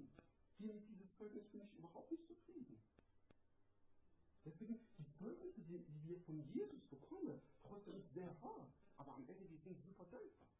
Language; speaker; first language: German; non-native, learner; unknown